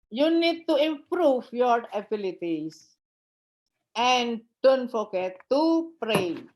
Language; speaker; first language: English; non-native, fluent; Indonesian